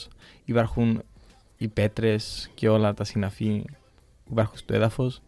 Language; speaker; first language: Greek; native; Greek